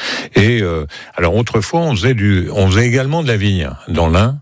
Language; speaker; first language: French; native; French